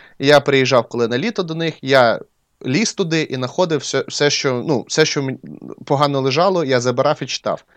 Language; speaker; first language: Ukrainian; non-native, local second language; Russian